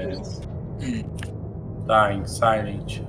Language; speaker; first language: English; non-native, learner; Portuguese